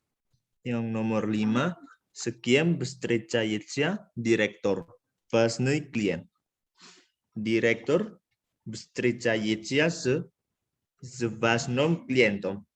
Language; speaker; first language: Russian; non-native, learner; Indonesian